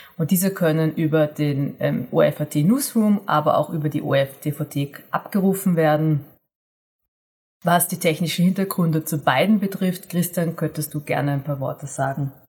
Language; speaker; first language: German; native; German